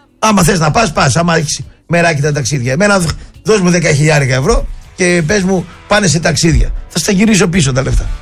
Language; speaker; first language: Greek; native; Greek